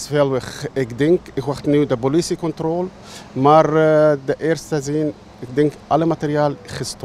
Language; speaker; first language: Dutch; non-native, learner; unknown